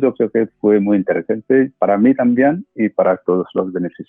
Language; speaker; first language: Spanish; non-native, fluent; Bangla